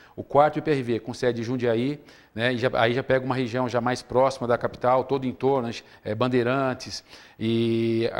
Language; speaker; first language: Portuguese; native; Portuguese